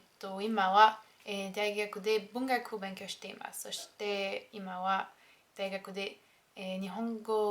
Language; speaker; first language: Japanese; non-native, learner; French